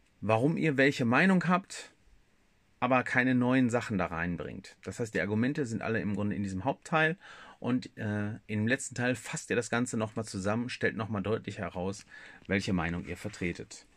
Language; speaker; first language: German; native; German